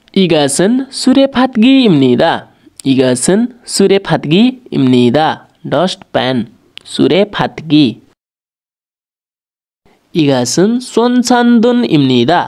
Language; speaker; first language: Korean; non-native, learner; Nepali